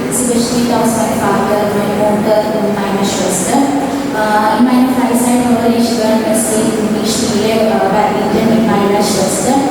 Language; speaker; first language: German; non-native, learner; Malayalam